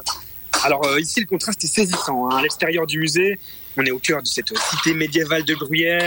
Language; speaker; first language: French; native; French